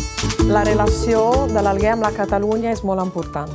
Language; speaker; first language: Catalan; non-native, local second language; Italian